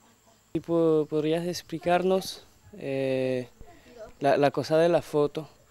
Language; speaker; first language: Spanish; non-native, fluent; French